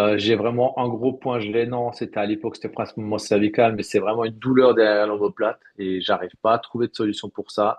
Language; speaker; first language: French; native; French